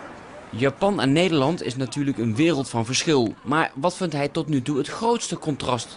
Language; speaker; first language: Dutch; native; Dutch